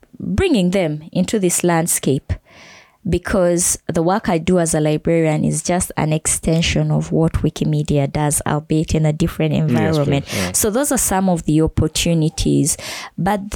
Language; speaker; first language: English; non-native, local second language; Ganda